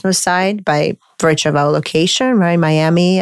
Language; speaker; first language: English; non-native, fluent; Romanian